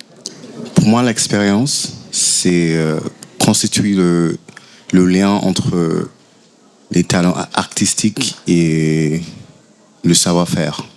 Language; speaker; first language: French; non-native, fluent; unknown